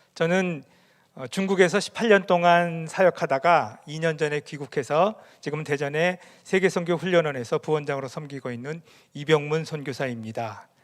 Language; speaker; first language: Korean; native; Korean